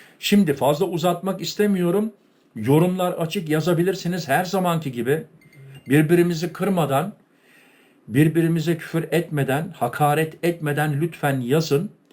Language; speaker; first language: Turkish; early bilingual, heritage; Turkish